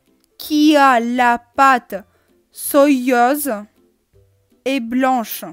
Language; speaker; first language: French; non-native, fluent; Russian